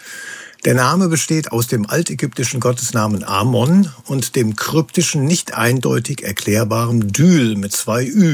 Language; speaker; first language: German; native; German